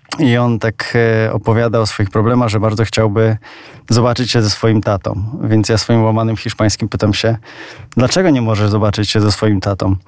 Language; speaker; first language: Polish; native; Polish